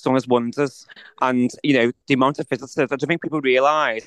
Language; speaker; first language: English; native; English